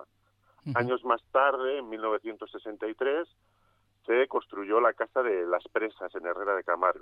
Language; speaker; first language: Spanish; native; Spanish